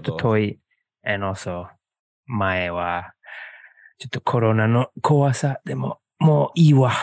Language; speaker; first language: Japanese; non-native, learner; English